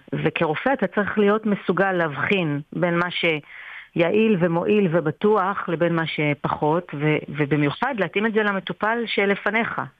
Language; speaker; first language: Hebrew; native; Hebrew